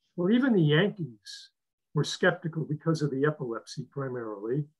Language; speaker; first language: English; native; English